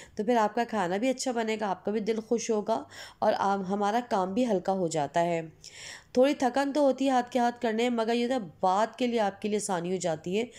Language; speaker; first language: Hindi; native; Hindi